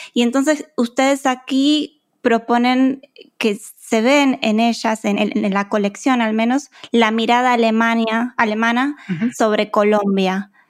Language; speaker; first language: Spanish; native; Spanish